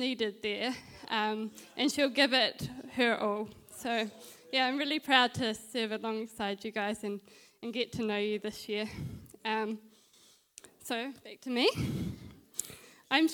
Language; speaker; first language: English; native; English